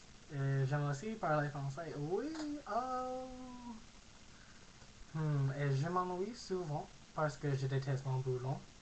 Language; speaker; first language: French; non-native, learner; English